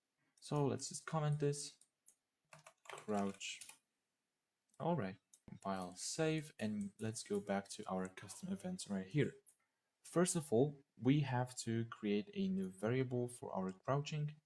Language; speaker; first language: English; non-native, fluent; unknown